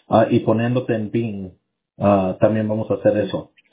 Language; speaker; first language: Spanish; early bilingual, heritage; Spanish